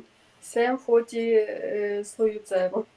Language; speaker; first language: Czech; non-native, learner; Ukrainian